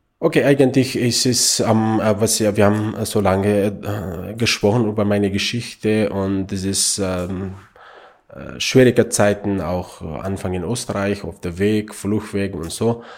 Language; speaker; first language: German; non-native, learner; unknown